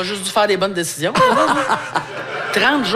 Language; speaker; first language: French; native; French